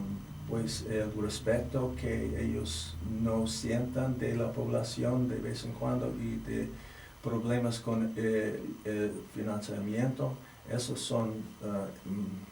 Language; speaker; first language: Spanish; non-native, fluent; English